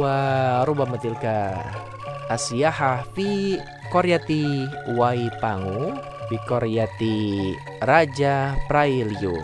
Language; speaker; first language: Arabic; non-native, fluent; Indonesian